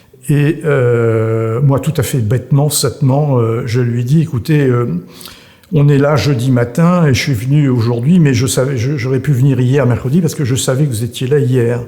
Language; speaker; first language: French; native; French